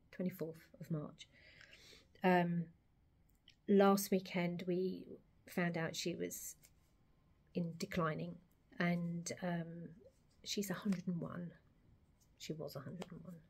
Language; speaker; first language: English; native; English